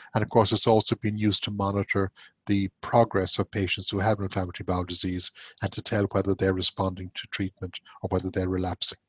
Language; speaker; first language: English; native; English